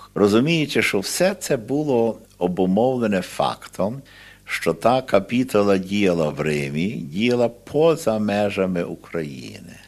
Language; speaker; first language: Ukrainian; early bilingual, heritage; Ukrainian